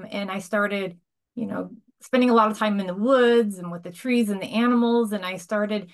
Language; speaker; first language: English; native; English